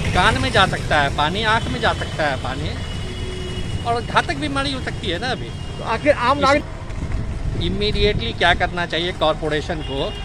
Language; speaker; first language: Hindi; native; Hindi